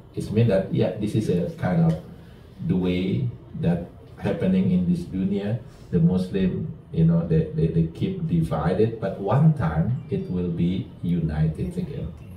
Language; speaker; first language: English; non-native, fluent; Indonesian